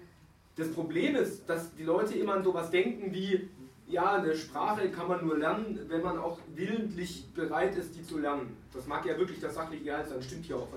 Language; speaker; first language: German; native; German